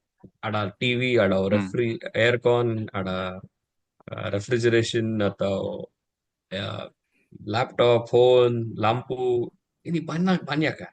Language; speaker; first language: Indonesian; non-native, learner; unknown